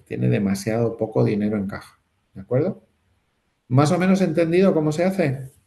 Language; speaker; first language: Spanish; native; Spanish